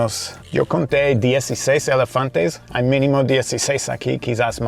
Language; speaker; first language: Spanish; non-native, fluent; English